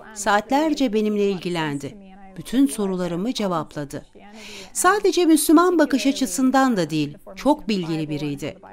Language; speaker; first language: Turkish; non-native, fluent; English